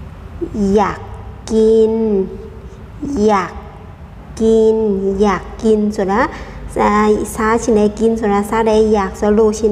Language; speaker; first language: Thai; non-native, fluent; Burmese